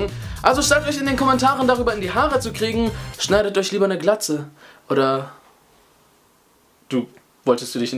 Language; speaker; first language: German; native; German